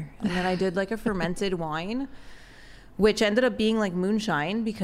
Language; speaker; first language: English; native; English